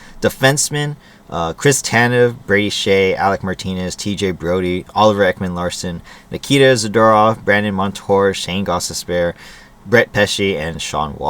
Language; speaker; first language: English; native; English